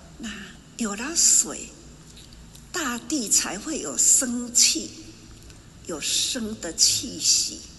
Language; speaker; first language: Chinese; non-native, local second language; Min Nan Chinese